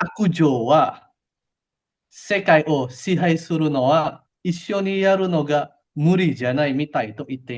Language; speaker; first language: Japanese; non-native, learner; Indonesian